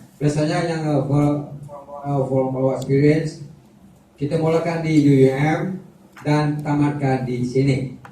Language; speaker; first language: Malay; native; Malay